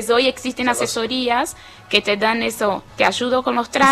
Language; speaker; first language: Spanish; non-native, fluent; Portuguese